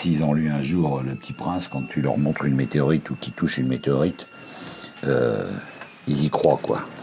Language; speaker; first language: French; native; French